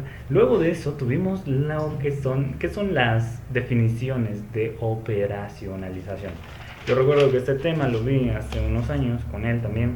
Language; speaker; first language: Spanish; native; Spanish